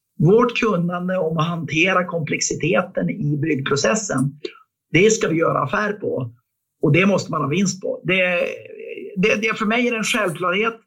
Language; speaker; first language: Swedish; native; Swedish